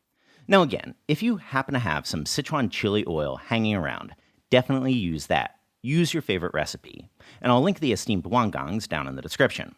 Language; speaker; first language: English; native; English